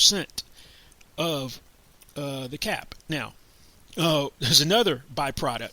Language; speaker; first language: English; native; English